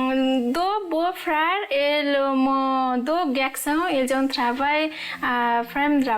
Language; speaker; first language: French; non-native, learner; Nepali